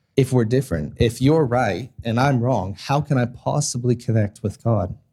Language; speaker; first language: English; native; English